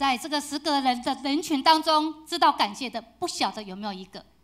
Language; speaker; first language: Chinese; native; Chinese